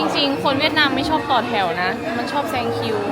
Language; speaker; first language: Thai; native; Thai